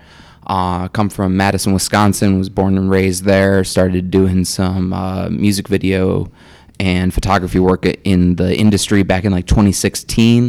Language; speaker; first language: English; native; English